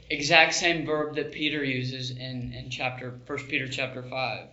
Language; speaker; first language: English; native; English